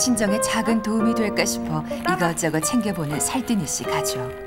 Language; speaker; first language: Korean; native; Korean